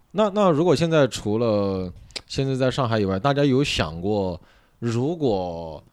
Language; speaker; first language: Chinese; native; Chinese